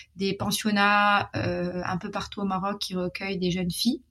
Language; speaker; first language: French; non-native, local second language; Arabic